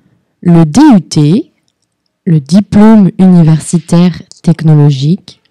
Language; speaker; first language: French; non-native, fluent; Portuguese